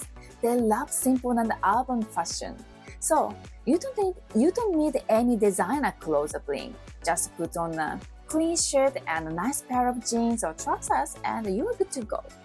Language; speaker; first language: English; non-native, fluent; Japanese